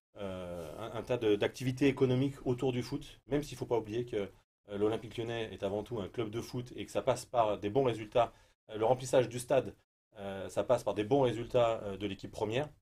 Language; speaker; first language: French; native; French